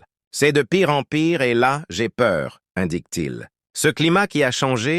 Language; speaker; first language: French; native; French